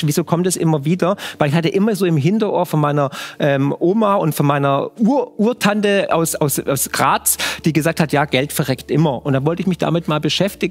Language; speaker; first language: German; native; German